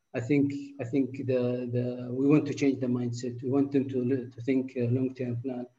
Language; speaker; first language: English; non-native, fluent; Arabic